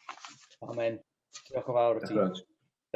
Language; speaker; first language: Welsh; native; Welsh